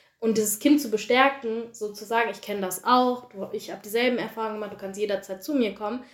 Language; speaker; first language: German; early bilingual, other home language; Tamil